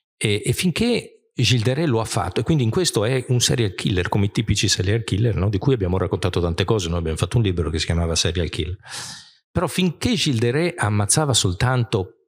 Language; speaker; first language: Italian; native; Italian